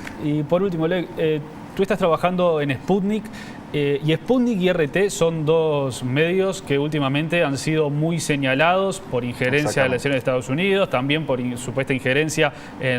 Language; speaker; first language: Spanish; native; Spanish